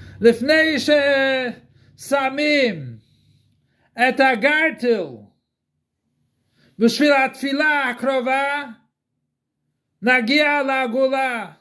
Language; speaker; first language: Hebrew; non-native, fluent; English